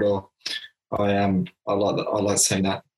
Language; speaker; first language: English; native; English